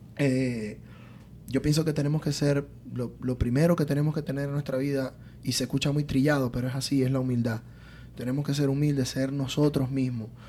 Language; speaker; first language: Spanish; native; Spanish